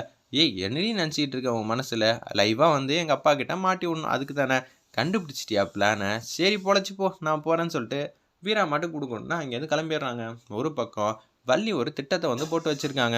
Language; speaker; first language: Tamil; native; Tamil